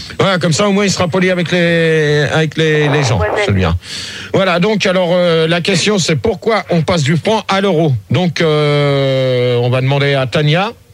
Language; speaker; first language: French; native; French